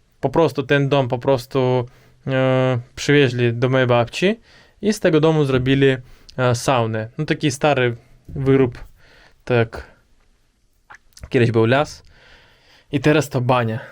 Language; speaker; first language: Polish; non-native, learner; Russian